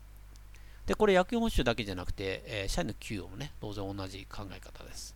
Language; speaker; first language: Japanese; native; Japanese